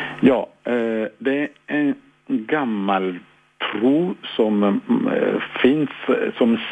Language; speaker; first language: Swedish; non-native, fluent; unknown